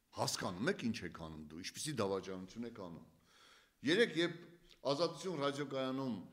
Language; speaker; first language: Armenian; native; Armenian